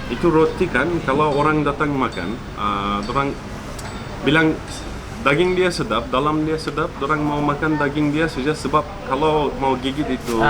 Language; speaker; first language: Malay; non-native, fluent; Turkish